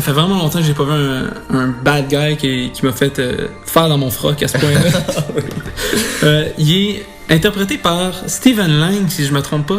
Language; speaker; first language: French; native; French